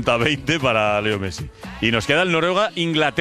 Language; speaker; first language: Spanish; native; Spanish